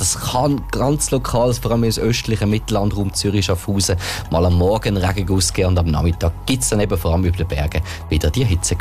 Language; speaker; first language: German; native; German